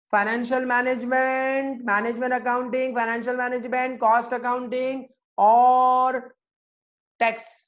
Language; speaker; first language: Hindi; native; Hindi